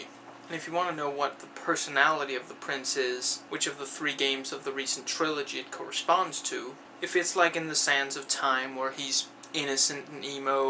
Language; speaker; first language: English; native; English